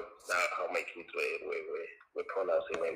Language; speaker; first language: English; non-native, local second language; Tongan